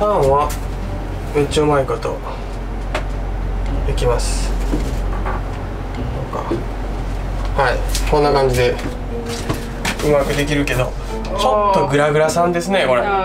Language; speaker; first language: Japanese; native; Japanese